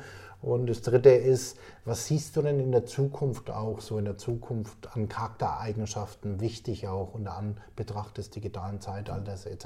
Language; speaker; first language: German; native; German